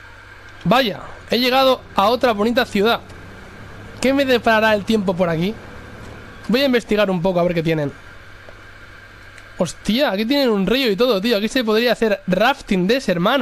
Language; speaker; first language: Spanish; native; Spanish